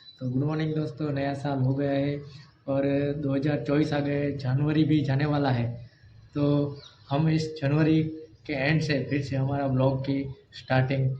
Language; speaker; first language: Hindi; non-native, local second language; Gujarati